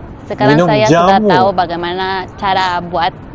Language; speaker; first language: Indonesian; non-native, learner; Spanish